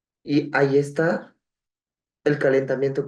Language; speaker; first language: Spanish; non-native, local second language; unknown